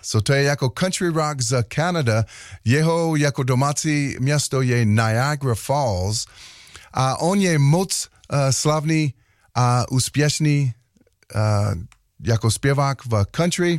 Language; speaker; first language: Czech; non-native, learner; English